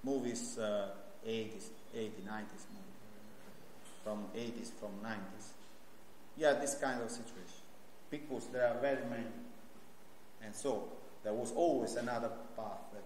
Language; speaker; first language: English; non-native, fluent; Italian